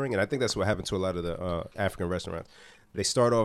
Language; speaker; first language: English; native; English